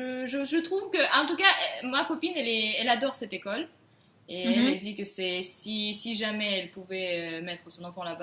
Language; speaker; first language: French; non-native, fluent; Russian